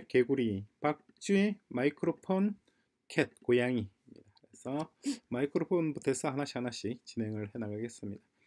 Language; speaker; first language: Korean; native; Korean